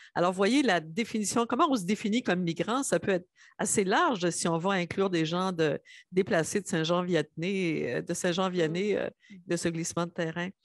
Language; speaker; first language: French; native; French